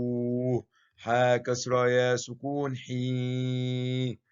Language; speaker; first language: Arabic; non-native, fluent; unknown